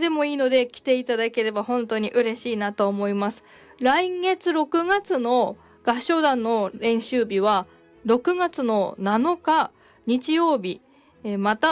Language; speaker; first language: Japanese; native; Japanese